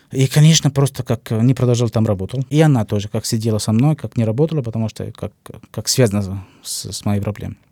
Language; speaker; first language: Russian; non-native, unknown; Arabic